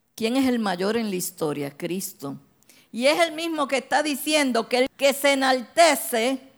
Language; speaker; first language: Spanish; native; Spanish